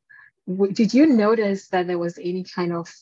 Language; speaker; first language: English; non-native, local second language; Akan